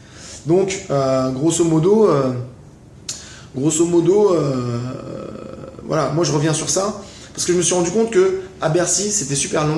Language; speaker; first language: French; native; French